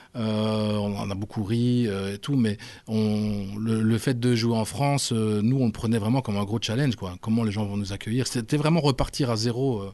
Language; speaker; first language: French; native; French